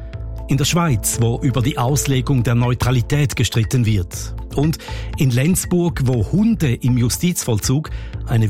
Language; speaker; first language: German; native; German